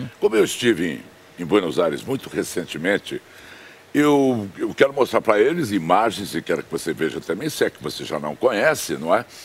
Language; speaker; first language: Portuguese; native; Portuguese